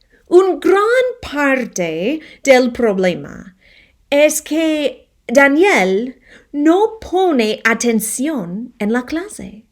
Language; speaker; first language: Spanish; non-native, fluent; English